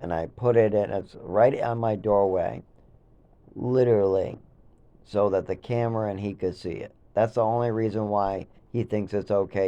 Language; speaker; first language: English; native; English